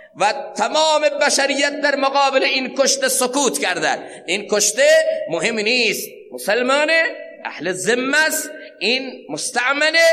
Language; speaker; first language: Persian; non-native, local second language; Central Kurdish